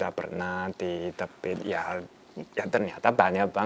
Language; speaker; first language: Indonesian; non-native, fluent; Chinese